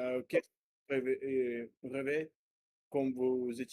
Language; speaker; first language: French; non-native, learner; Russian